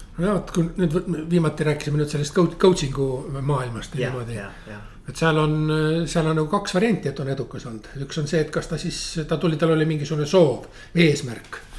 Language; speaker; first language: Estonian; native; Estonian